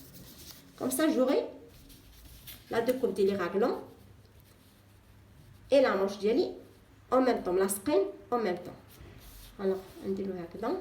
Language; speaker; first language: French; non-native, local second language; Arabic